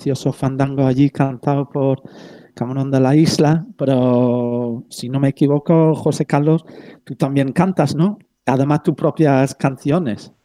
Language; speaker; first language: Spanish; non-native, fluent; English